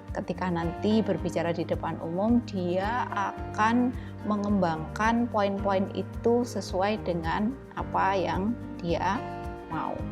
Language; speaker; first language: Indonesian; native; Indonesian